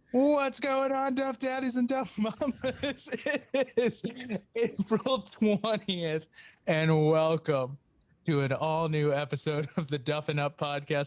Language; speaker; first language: English; native; English